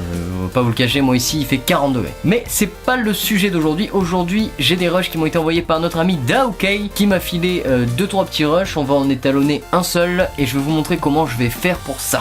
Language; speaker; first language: French; native; French